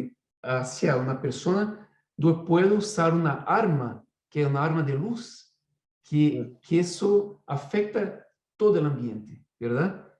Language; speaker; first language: Spanish; non-native, fluent; Portuguese